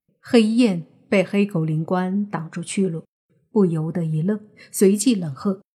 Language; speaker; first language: Chinese; native; Chinese